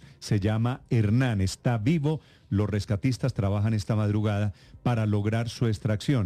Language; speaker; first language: Spanish; native; Spanish